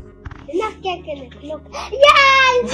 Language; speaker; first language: Dutch; early bilingual, other home language; French